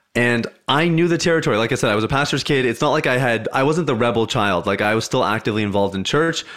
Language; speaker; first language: English; early bilingual, other home language; Hindi